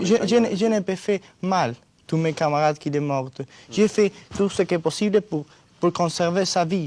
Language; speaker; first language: French; non-native, learner; Spanish